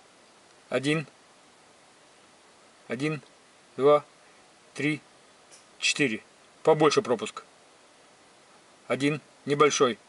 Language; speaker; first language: Russian; native; Russian